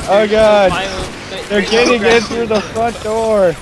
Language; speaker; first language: English; native; English